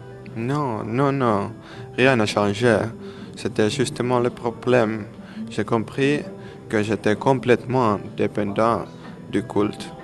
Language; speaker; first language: French; non-native, learner; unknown